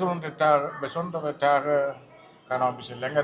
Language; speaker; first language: German; non-native, fluent; Tamil